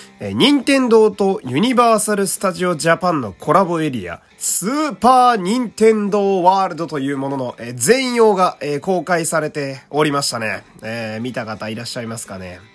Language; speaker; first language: Japanese; native; Japanese